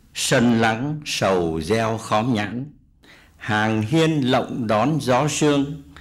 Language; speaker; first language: Vietnamese; native; Vietnamese